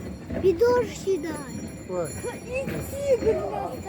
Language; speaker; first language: Russian; early bilingual, other home language; Tajik